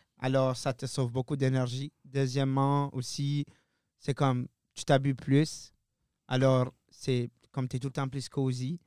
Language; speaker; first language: French; native; French